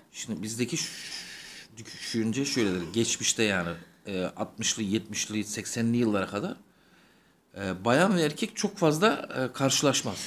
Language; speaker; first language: Turkish; native; Turkish